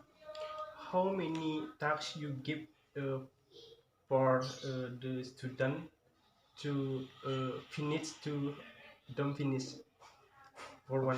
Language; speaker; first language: English; non-native, learner; Indonesian